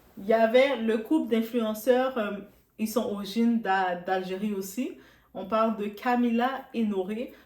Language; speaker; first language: French; non-native, local second language; Arabic